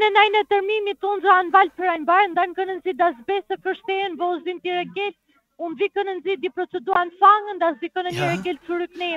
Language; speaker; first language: German; non-native, learner; Italian